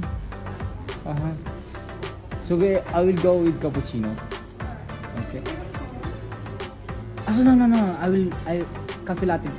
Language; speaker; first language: English; non-native, local second language; Filipino